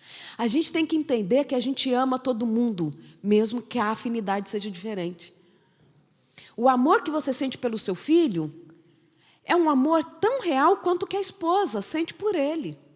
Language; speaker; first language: Portuguese; native; Portuguese